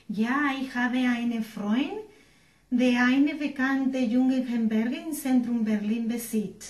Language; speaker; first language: German; non-native, learner; Spanish